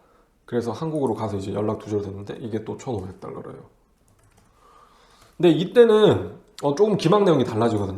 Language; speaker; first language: Korean; native; Korean